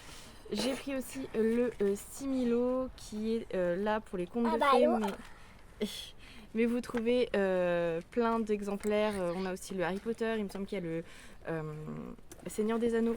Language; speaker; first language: French; native; French